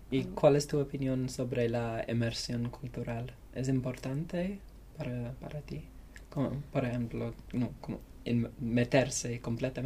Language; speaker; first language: Spanish; non-native, learner; English